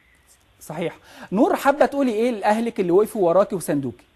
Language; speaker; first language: Arabic; native; Arabic